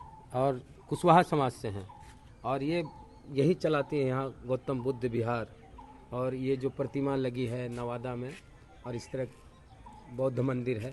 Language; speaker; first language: Hindi; native; Hindi